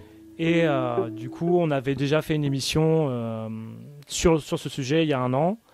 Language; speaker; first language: French; native; French